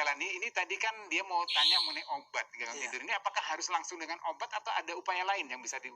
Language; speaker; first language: Indonesian; native; Indonesian